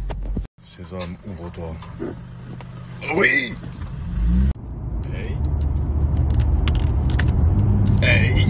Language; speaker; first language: French; native; French